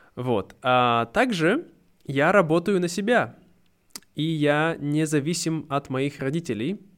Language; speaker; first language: Russian; native; Russian